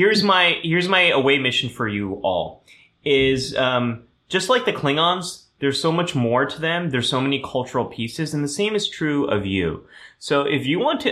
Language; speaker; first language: English; early bilingual, other home language; German